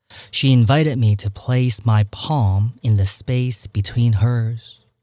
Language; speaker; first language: English; non-native, local second language; Cantonese